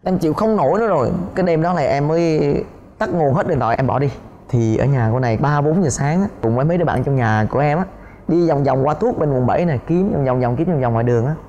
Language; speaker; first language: Vietnamese; native; Vietnamese